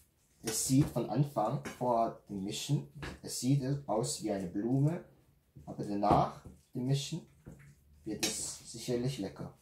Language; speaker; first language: German; non-native, learner; Korean